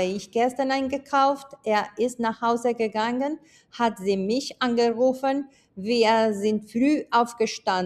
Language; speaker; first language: German; non-native, fluent; Spanish